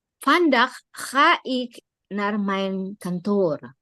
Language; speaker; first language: Dutch; non-native, learner; Indonesian